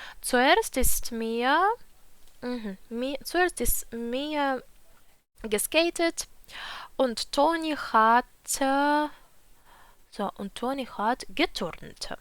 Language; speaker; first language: German; non-native, fluent; Ukrainian